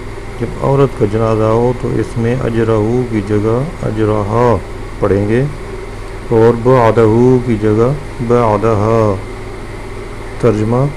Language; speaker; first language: Urdu; native; Urdu